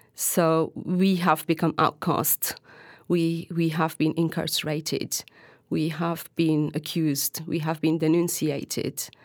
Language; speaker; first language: English; non-native, fluent; Turkish